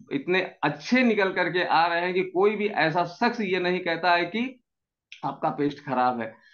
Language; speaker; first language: Hindi; native; Hindi